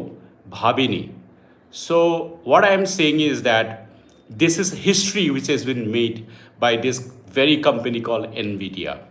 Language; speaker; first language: Bangla; non-native, local second language; Assamese